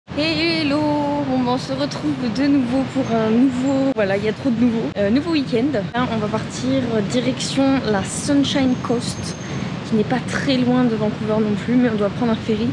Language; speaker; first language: French; native; French